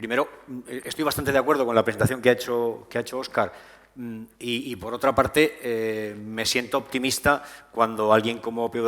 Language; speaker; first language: Spanish; native; Spanish